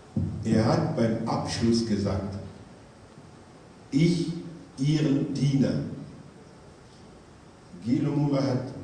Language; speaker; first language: German; non-native, fluent; French